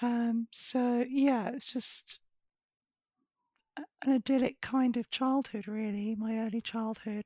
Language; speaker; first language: English; native; English